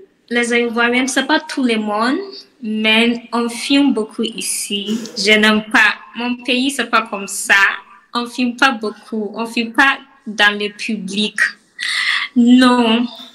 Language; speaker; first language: French; non-native, learner; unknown